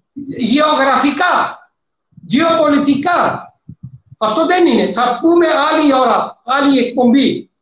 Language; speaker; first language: Greek; non-native, fluent; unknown